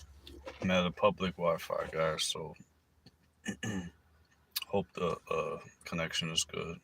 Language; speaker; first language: English; native; English